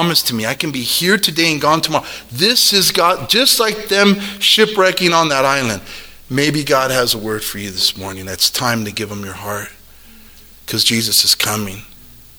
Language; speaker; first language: English; native; English